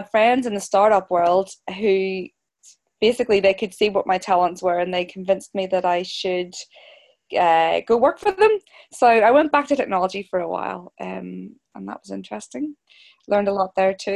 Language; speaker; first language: English; native; English